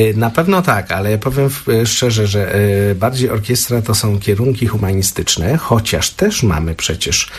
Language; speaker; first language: Polish; native; Polish